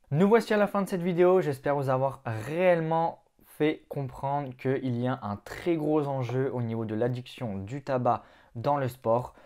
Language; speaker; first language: French; native; French